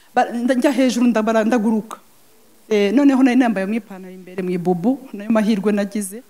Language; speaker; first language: Kinyarwanda; native; Kinyarwanda